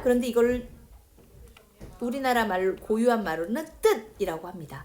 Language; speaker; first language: Korean; native; Korean